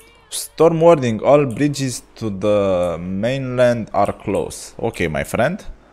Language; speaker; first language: English; non-native, learner; Romanian